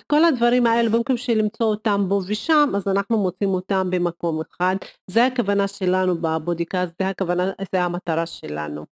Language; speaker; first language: Hebrew; non-native, local second language; Arabic